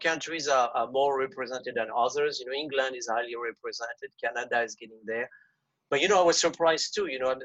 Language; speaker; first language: English; non-native, fluent; French